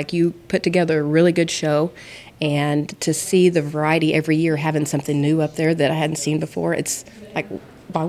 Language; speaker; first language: English; native; English